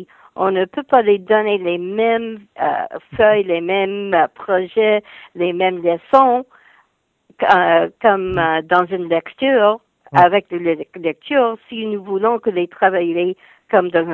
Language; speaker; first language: French; non-native, fluent; English